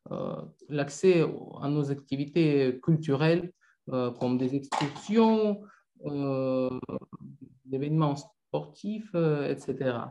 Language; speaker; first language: French; non-native, fluent; Russian